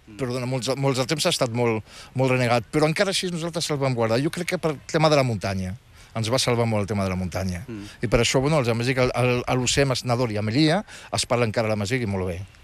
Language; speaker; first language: Catalan; non-native, fluent; Riffian